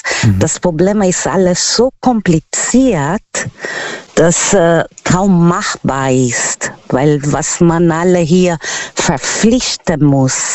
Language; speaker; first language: German; non-native, learner; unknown